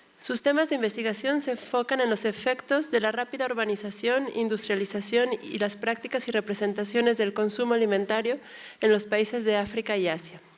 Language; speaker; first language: Spanish; native; Spanish